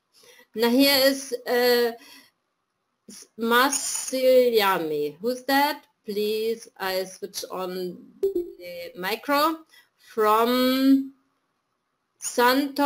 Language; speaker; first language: English; non-native, fluent; German